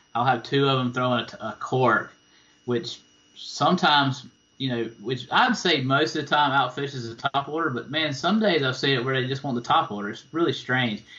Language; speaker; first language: English; native; English